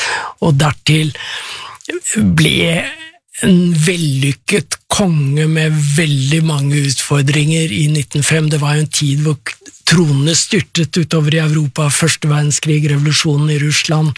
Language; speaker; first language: Norwegian; native; Norwegian